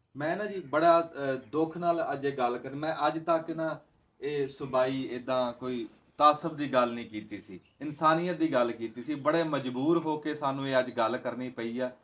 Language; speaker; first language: Punjabi; native; Punjabi